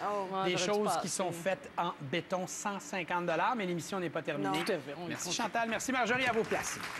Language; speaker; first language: French; native; French